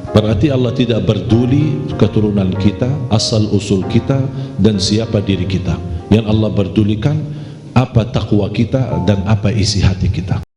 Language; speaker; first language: Indonesian; non-native, fluent; Arabic